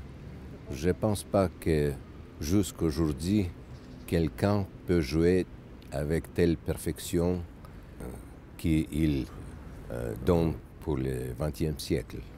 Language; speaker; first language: French; non-native, learner; Russian